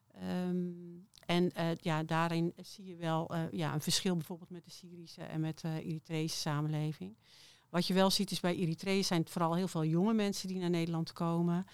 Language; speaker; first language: Dutch; native; Dutch